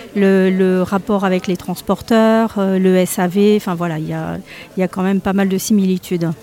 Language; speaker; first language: French; non-native, fluent; Spanish